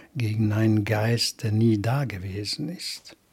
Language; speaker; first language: German; non-native, fluent; Hungarian